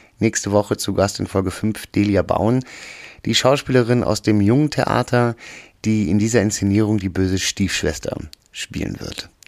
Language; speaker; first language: German; native; German